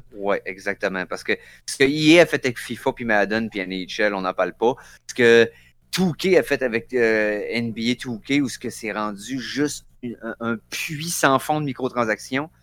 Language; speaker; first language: French; native; French